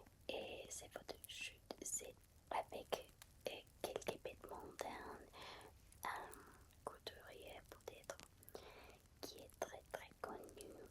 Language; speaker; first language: French; non-native, fluent; Spanish